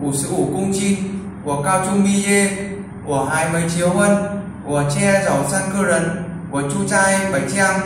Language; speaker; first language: Chinese; non-native, learner; Vietnamese